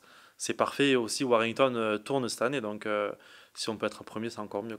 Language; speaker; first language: French; native; French